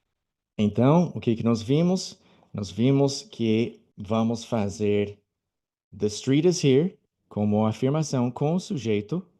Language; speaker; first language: Portuguese; non-native, fluent; English